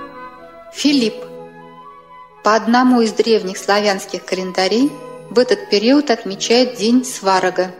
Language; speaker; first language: Russian; native; Russian